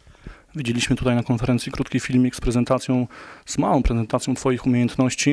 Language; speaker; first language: Polish; native; Polish